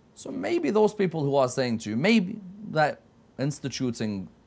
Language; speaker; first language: English; native; English